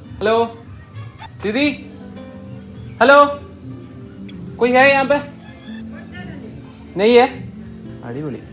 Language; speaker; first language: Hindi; non-native, local second language; Malayalam